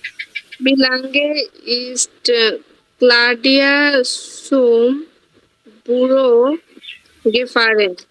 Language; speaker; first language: German; non-native, learner; Bangla